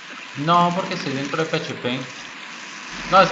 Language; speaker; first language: Spanish; native; Spanish